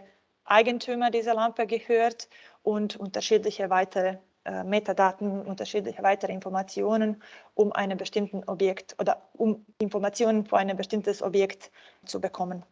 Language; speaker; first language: German; non-native, fluent; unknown